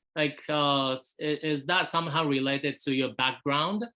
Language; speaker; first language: English; non-native, fluent; Japanese